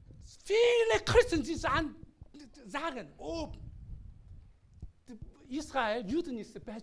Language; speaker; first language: German; non-native, learner; Korean